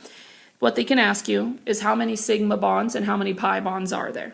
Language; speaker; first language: English; native; English